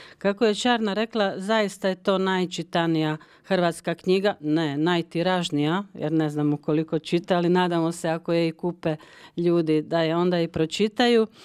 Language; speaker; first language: Croatian; early bilingual, heritage; Croatian